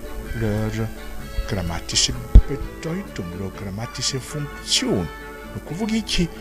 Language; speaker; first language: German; non-native, fluent; Rundi